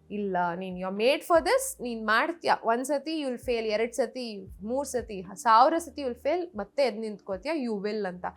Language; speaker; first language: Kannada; non-native, local second language; Rajasthani